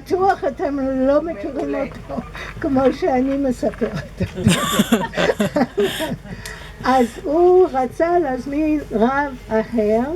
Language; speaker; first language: Hebrew; non-native, fluent; English